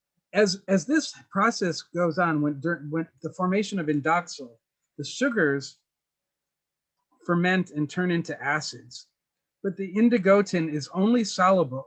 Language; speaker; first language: English; native; English